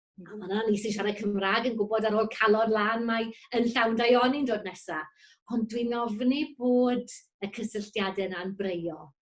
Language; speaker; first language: Welsh; native; Welsh